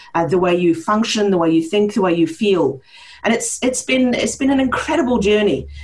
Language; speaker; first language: English; early bilingual, heritage; Norwegian